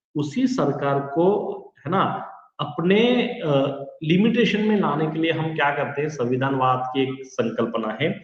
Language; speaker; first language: Hindi; non-native, local second language; Marathi